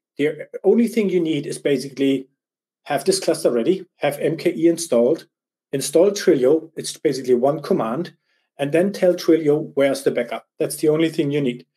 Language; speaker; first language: English; non-native, fluent; German